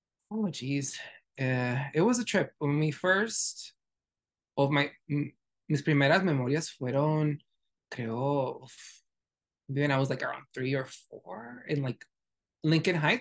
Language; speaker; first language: English; early bilingual, other home language; Spanish